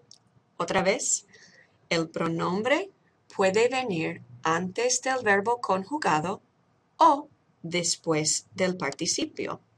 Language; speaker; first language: Spanish; non-native, fluent; English